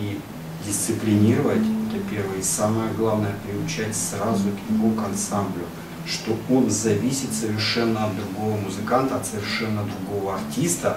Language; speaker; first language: Russian; native; Russian